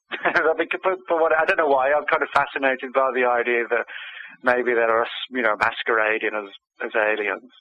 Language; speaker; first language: English; native; English